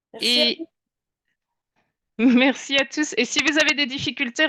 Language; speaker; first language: French; native; French